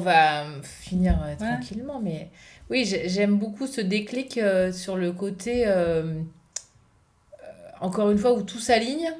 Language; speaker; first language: French; native; French